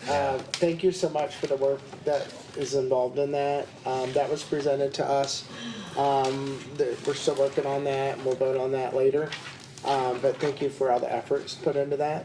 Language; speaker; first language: English; native; English